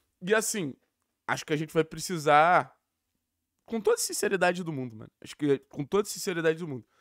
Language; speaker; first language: Portuguese; native; Portuguese